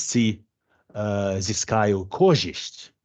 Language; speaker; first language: Polish; non-native, fluent; English